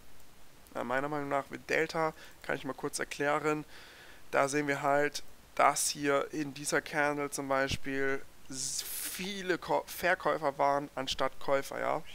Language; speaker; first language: German; native; German